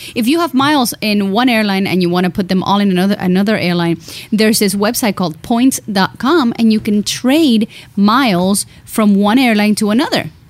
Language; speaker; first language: English; early bilingual, other home language; Spanish